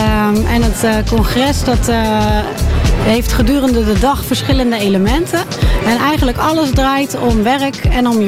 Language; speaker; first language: Dutch; native; Dutch